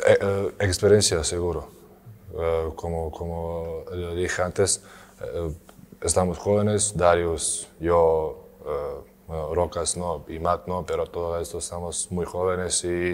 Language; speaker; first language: Spanish; non-native, learner; Serbian